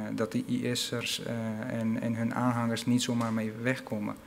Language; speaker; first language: Dutch; non-native, fluent; Arabic